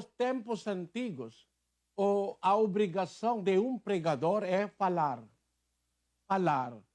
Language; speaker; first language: Portuguese; non-native, learner; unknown